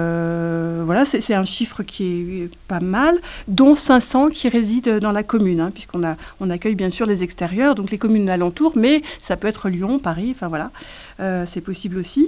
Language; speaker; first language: French; native; French